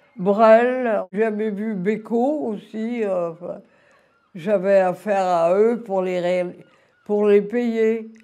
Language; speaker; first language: French; native; French